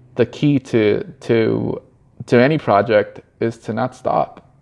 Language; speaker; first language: English; early bilingual, other home language; Spanish